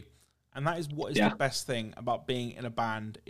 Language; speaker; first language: English; native; English